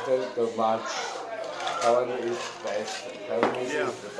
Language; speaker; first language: English; non-native, learner; Chinese